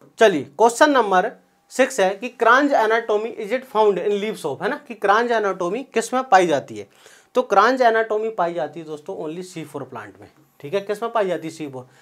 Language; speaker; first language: Hindi; native; Hindi